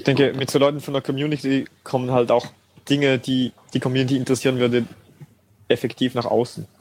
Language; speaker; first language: German; native; German